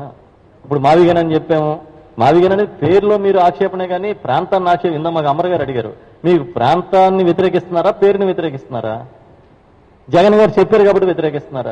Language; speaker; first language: Telugu; native; Telugu